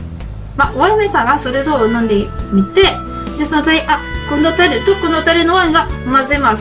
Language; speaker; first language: Japanese; non-native, learner; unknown